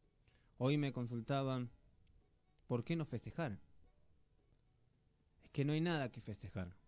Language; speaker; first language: Spanish; native; Spanish